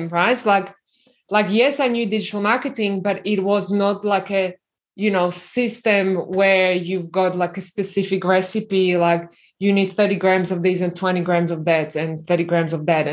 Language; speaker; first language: English; non-native, fluent; Slovak